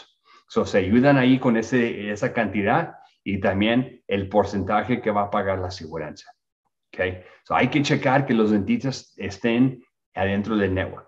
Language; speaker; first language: Spanish; early bilingual, other home language; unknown